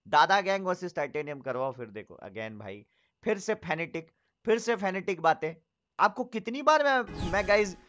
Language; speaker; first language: Hindi; native; Hindi